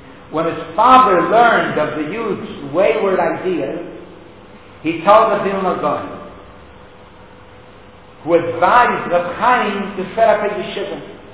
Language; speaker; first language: English; native; English